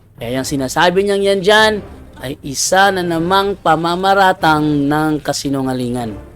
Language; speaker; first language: Filipino; native; Filipino